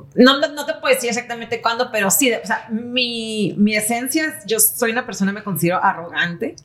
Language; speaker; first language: Spanish; native; Spanish